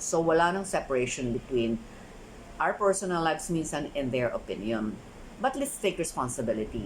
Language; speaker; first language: English; non-native, local second language; Filipino